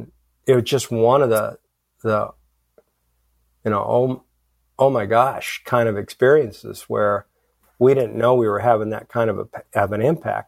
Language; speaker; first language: English; native; English